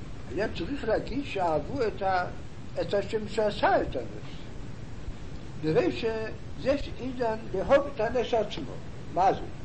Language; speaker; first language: Hebrew; non-native, fluent; Yiddish